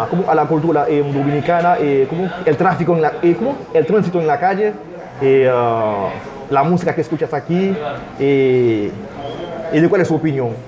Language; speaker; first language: Spanish; non-native, fluent; Haitian Creole